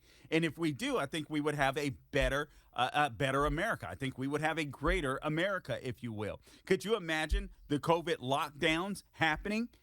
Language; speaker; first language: English; native; English